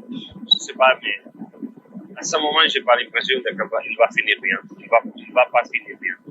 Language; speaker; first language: French; non-native, fluent; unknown